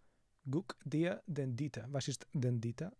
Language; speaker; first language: German; non-native, learner; Spanish